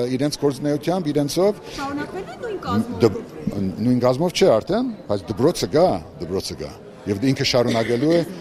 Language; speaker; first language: Armenian; early bilingual, heritage; Armenian